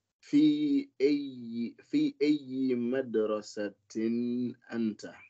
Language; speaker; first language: Arabic; non-native, learner; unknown